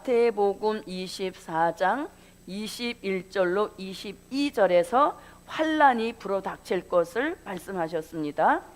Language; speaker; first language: Korean; native; Korean